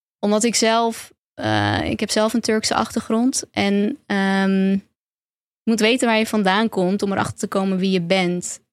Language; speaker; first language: Dutch; early bilingual, other home language; Turkish